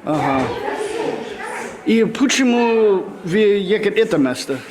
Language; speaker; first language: Russian; non-native, learner; English